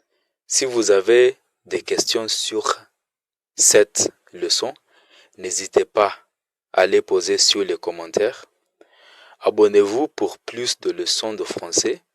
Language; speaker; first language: French; non-native, fluent; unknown